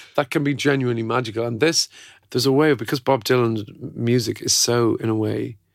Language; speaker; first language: English; native; English